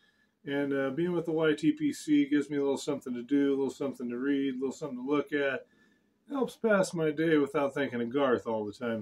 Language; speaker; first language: English; native; English